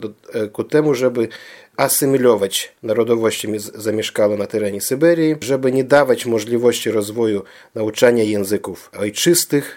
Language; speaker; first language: Polish; early bilingual, heritage; Polish